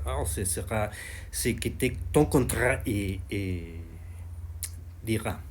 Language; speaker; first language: French; non-native, learner; Spanish